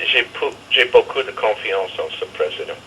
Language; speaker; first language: French; non-native, fluent; English